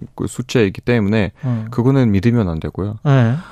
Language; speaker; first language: Korean; non-native, fluent; Russian